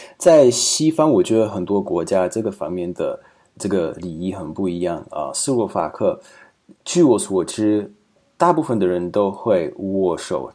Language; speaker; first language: Chinese; non-native, fluent; Slovak